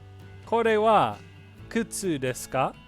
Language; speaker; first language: Japanese; non-native, fluent; English